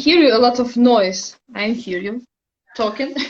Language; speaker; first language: English; non-native, learner; Russian